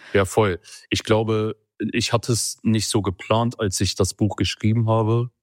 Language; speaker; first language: German; early bilingual, other home language; Kurdish